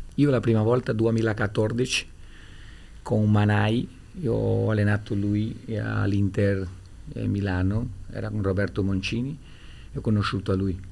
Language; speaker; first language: Italian; non-native, fluent; Portuguese